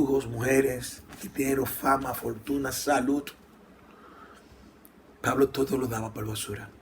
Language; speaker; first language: Spanish; native; Spanish